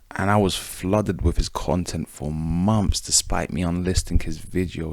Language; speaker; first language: English; native; English